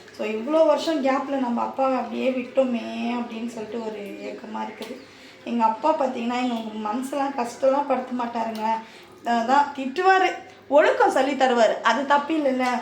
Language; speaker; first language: Tamil; native; Tamil